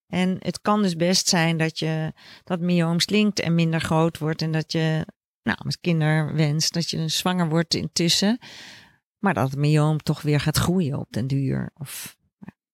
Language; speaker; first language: Dutch; native; Dutch